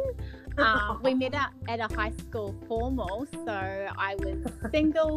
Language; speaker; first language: English; native; English